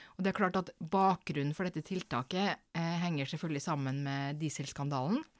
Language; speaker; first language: Norwegian; native; Norwegian